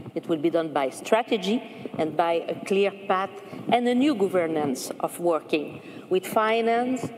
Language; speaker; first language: English; non-native, fluent; French